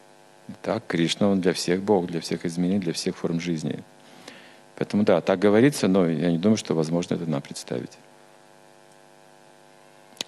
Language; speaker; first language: Russian; native; Russian